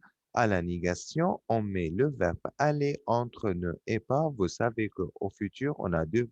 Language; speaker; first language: French; non-native, fluent; Arabic